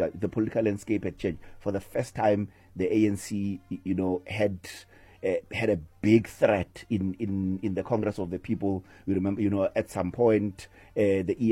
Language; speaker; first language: English; non-native, local second language; Tswana